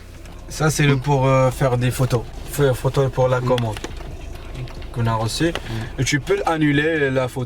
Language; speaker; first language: French; non-native, learner; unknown